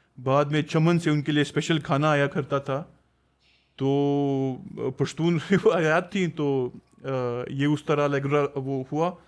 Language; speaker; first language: Urdu; non-native, local second language; Pashto